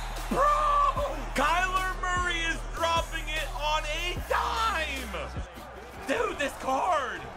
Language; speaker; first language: English; native; English